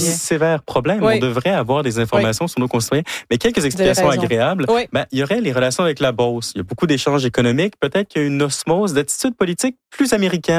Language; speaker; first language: French; native; French